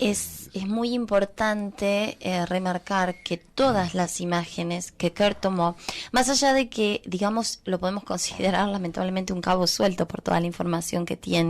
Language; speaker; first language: Spanish; native; Spanish